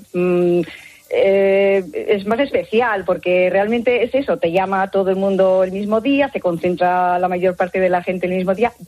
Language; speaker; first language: Spanish; native; Spanish